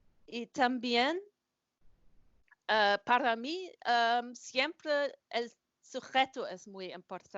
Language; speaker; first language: Spanish; non-native, learner; German